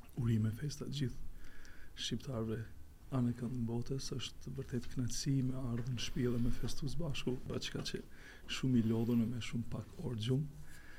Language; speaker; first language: Albanian; native; Albanian